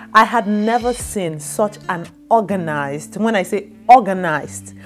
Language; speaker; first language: English; non-native, local second language; Igbo